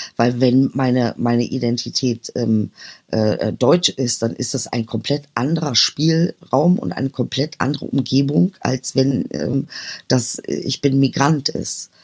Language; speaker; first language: German; early bilingual, other home language; Turkish